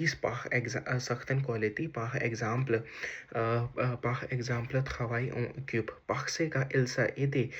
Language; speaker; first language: French; non-native, learner; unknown